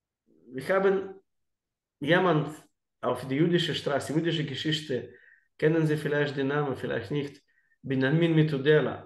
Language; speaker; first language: German; non-native, learner; Russian